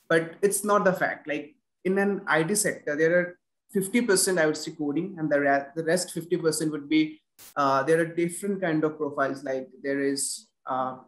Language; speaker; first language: English; non-native, local second language; Bangla